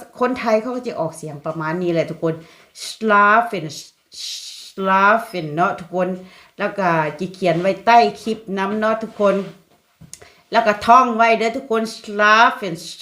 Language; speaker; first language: Thai; non-native, local second language; Lao